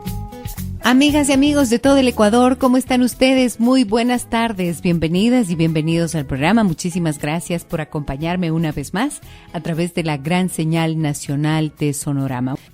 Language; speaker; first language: Spanish; native; Spanish